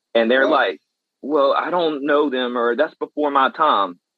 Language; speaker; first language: English; native; English